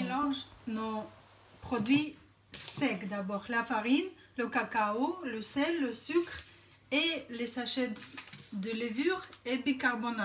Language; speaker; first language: French; non-native, fluent; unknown